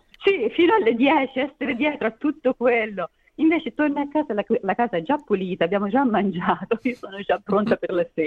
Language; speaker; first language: Italian; native; Italian